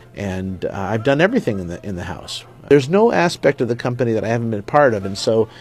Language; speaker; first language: English; native; English